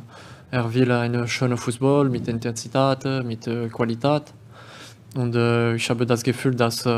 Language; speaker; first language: German; non-native, learner; French